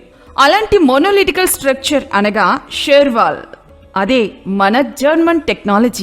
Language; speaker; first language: Telugu; native; Telugu